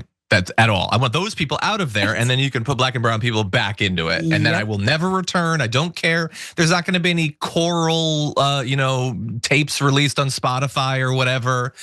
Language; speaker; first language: English; native; English